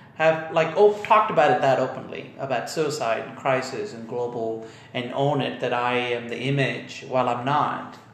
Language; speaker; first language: English; non-native, local second language; Tamil